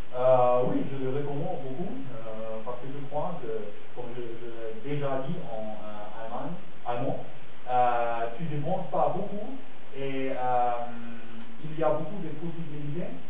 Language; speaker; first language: French; non-native, fluent; German